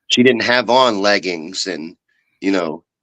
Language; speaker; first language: English; native; English